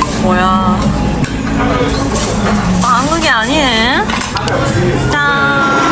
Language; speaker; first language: Korean; non-native, fluent; Japanese